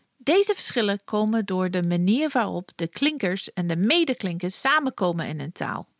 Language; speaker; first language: Dutch; non-native, fluent; English